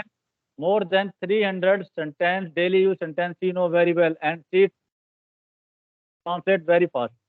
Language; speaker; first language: English; non-native, learner; Hindi